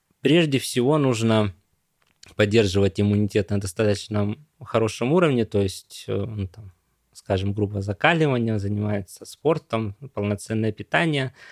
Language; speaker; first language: Russian; native; Russian